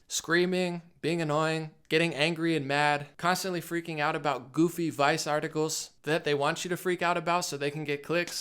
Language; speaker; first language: English; native; English